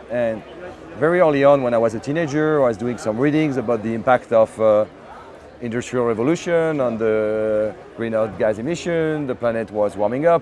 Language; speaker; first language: English; non-native, fluent; French